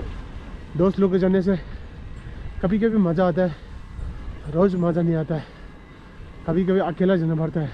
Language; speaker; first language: Hindi; non-native, learner; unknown